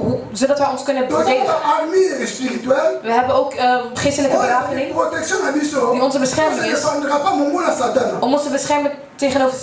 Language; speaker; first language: Dutch; non-native, fluent; Lingala